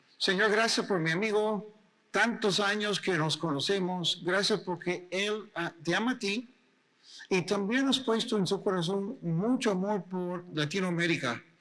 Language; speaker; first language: Spanish; native; Spanish